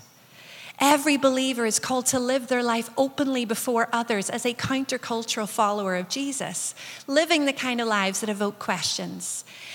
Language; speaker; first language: English; native; English